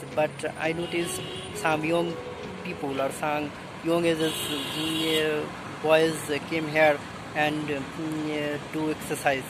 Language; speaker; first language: English; non-native, learner; Bangla